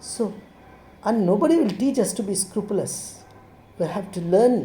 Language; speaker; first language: English; non-native, local second language; Telugu